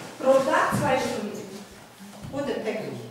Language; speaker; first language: German; non-native, fluent; Ukrainian